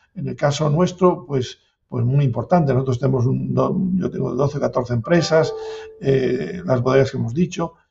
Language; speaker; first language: Spanish; native; Spanish